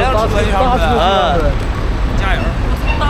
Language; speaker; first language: Chinese; native; Chinese